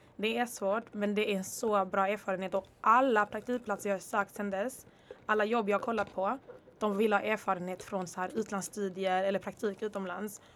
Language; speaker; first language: Swedish; early bilingual, other home language; Kinyarwanda